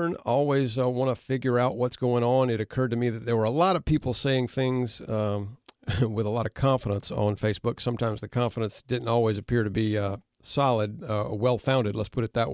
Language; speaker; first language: English; native; English